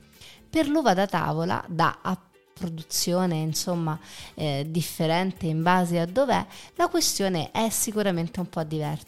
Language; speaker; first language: Italian; native; Italian